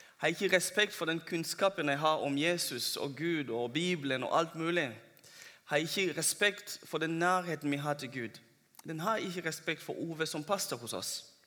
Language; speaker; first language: Norwegian; non-native, fluent; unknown